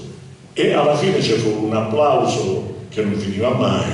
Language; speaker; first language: Italian; native; Italian